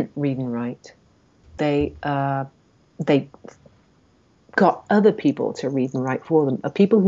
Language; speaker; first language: English; native; English